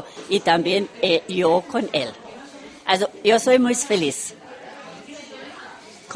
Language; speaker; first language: Spanish; non-native, learner; Romanian